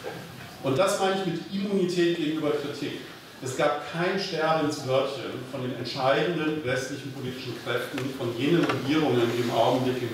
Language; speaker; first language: German; native; German